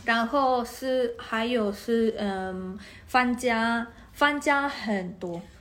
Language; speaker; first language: Chinese; non-native, fluent; Spanish